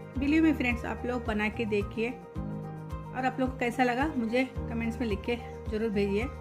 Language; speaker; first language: Hindi; non-native, local second language; Telugu